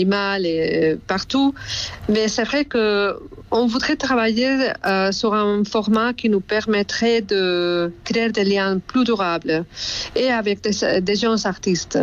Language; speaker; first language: French; non-native, fluent; Spanish